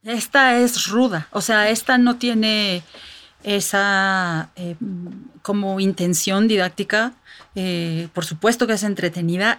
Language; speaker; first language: Spanish; native; Spanish